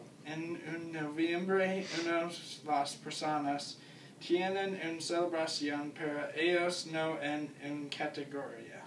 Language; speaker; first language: Spanish; non-native, learner; English